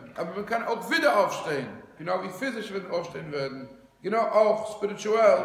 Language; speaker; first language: German; non-native, fluent; English